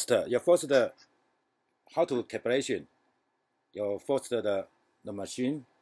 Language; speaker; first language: English; non-native, learner; Chinese